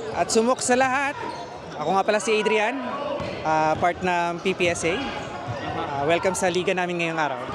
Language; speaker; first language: Filipino; native; Filipino